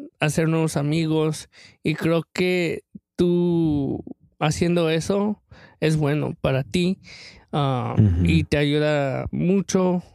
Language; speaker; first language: Spanish; early bilingual, other home language; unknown